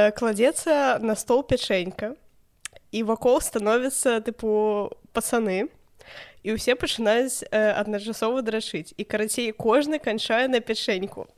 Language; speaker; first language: Belarusian; non-native, local second language; Russian